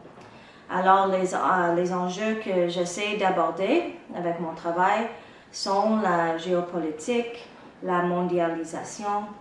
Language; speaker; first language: French; non-native, local second language; English